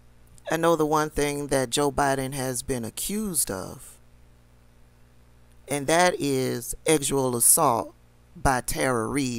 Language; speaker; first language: English; native; English